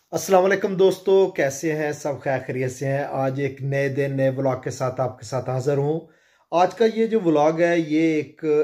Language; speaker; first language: Urdu; non-native, local second language; Punjabi